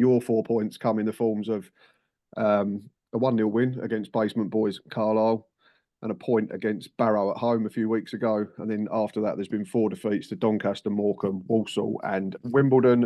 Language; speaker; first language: English; native; English